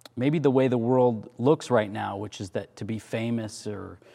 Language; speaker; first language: English; native; English